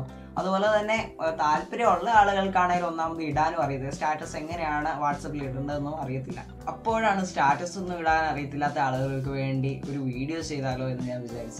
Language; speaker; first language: Malayalam; native; Malayalam